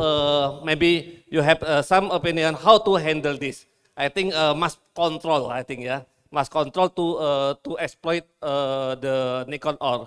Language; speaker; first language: English; non-native, learner; Indonesian